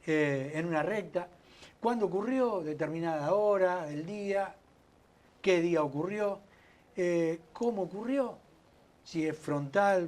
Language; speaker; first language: Spanish; native; Spanish